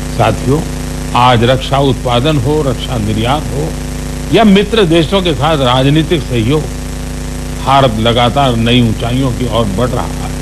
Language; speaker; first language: Hindi; non-native, local second language; Gujarati